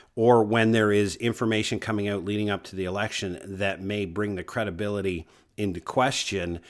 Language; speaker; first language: English; native; English